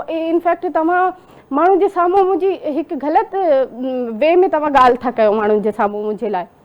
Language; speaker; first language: Sindhi; non-native, local second language; Urdu